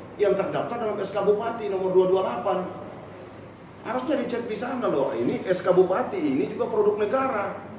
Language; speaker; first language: Indonesian; native; Indonesian